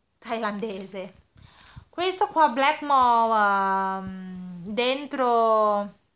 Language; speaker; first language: Italian; non-native, learner; Thai